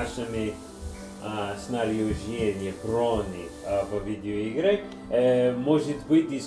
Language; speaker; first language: Russian; non-native, learner; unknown